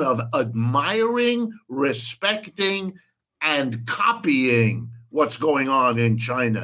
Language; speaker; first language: English; early bilingual, other home language; French